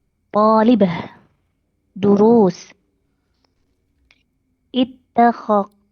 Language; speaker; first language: Arabic; non-native, learner; Indonesian